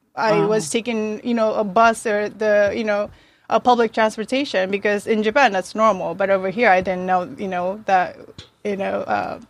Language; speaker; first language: English; non-native, fluent; Japanese